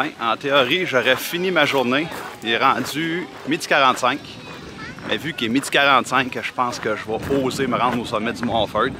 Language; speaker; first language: French; native; French